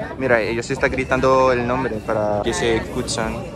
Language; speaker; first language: Spanish; non-native, learner; Filipino